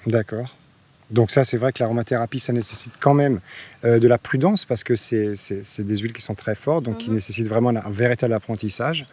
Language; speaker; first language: French; native; French